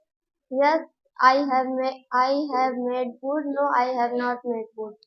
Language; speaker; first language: English; non-native, learner; Hindi